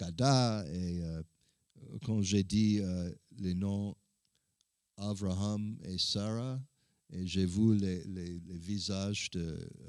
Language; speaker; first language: French; non-native, learner; English